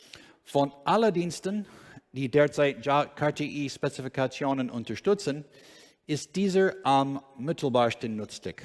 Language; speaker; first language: German; non-native, learner; English